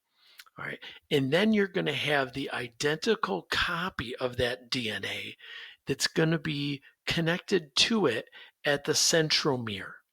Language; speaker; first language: English; native; English